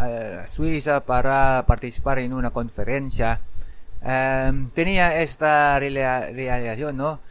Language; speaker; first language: Spanish; non-native, learner; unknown